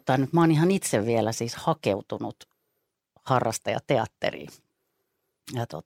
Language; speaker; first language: Finnish; native; Finnish